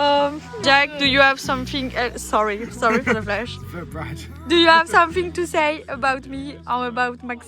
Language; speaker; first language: English; non-native, learner; French